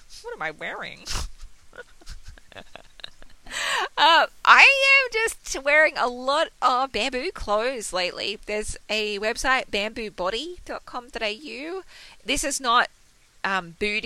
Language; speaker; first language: English; native; English